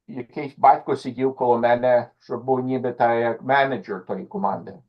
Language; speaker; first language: Ukrainian; early bilingual, other home language; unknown